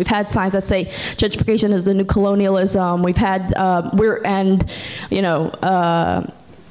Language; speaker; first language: English; native; English